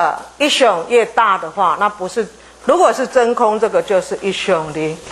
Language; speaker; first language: Chinese; native; Chinese